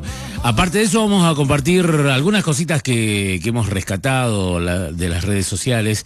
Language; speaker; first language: Spanish; native; Spanish